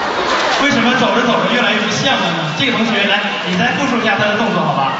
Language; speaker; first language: Chinese; native; Chinese